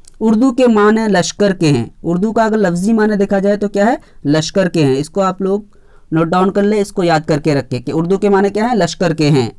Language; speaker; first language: Urdu; native; Urdu